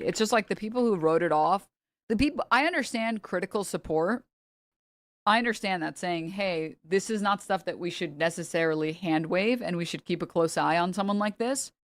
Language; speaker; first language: English; native; English